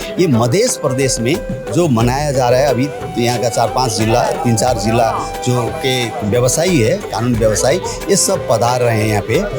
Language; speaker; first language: Hindi; non-native, local second language; Maithili